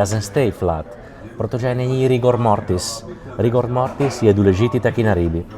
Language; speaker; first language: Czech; non-native, learner; Italian